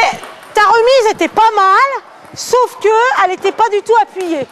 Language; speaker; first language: French; native; French